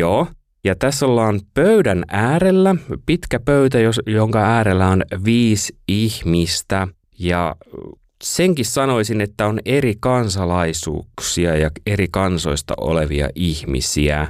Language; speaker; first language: Finnish; native; Finnish